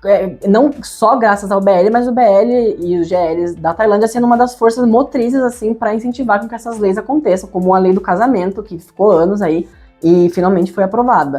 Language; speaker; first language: Portuguese; native; Portuguese